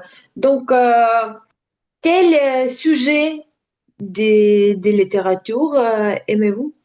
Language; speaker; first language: French; non-native, learner; Ukrainian